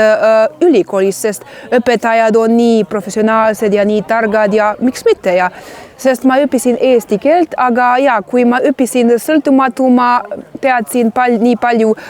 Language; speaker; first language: Estonian; non-native, learner; Croatian